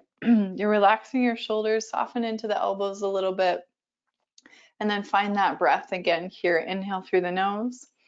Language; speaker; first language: English; native; English